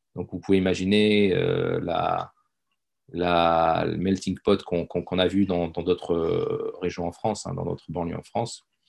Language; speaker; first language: French; early bilingual, other home language; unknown